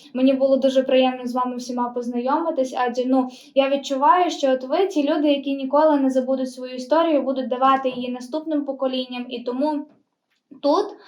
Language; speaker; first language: Ukrainian; native; Ukrainian